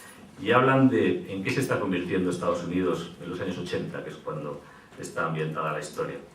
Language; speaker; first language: Spanish; native; Spanish